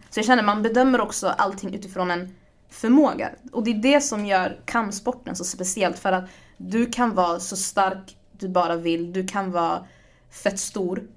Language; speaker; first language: Swedish; early bilingual, other home language; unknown